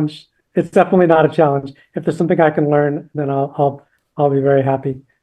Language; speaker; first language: English; native; English